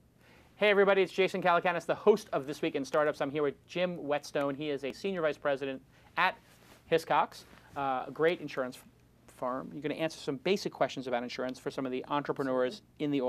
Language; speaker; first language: English; native; English